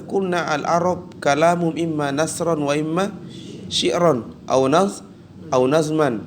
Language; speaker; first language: Arabic; non-native, fluent; Indonesian